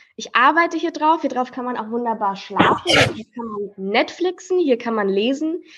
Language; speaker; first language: German; native; German